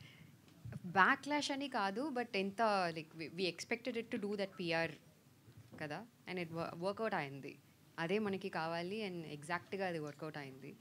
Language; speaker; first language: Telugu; non-native, fluent; Tamil